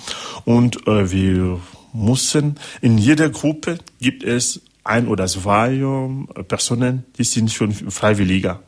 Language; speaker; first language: German; non-native, learner; French